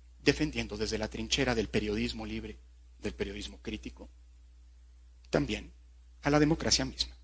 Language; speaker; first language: Spanish; native; Spanish